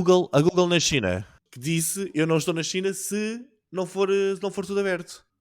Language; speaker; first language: Portuguese; native; Portuguese